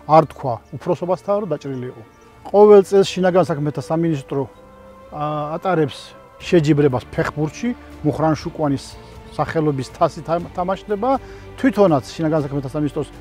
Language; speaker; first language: Georgian; non-native, local second language; Svan